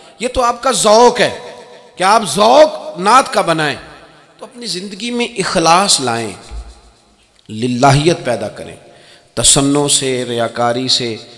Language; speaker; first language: Urdu; non-native, local second language; Punjabi